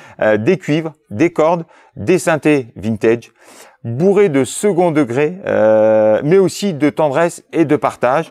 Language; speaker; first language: French; native; French